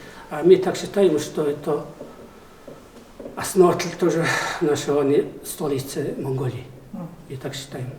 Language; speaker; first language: Russian; non-native, learner; Mongolian